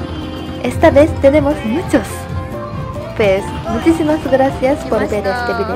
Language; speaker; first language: Spanish; non-native, fluent; Japanese